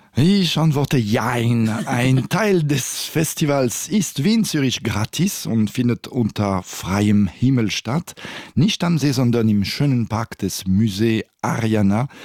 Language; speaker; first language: German; non-native, local second language; French